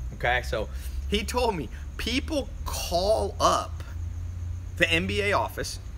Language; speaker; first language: English; native; English